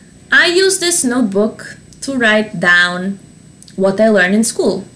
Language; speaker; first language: English; non-native, fluent; Serbian